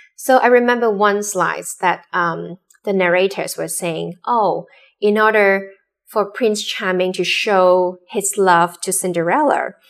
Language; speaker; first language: English; non-native, local second language; Cantonese